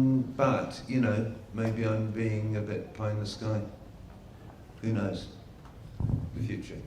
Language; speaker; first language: English; native; English